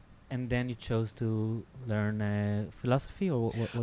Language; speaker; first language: English; non-native, fluent; Hebrew